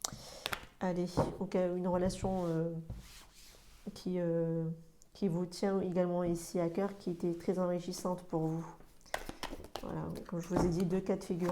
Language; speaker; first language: French; native; French